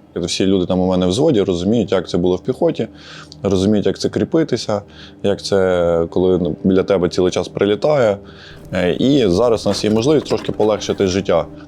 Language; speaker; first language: Ukrainian; native; Ukrainian